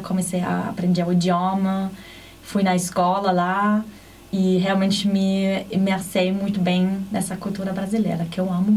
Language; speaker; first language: Portuguese; non-native, fluent; German